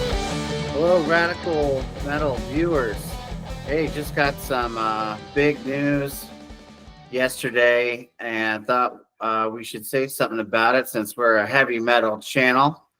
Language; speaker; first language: English; native; English